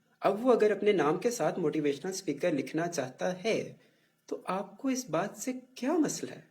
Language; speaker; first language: Urdu; non-native, local second language; Punjabi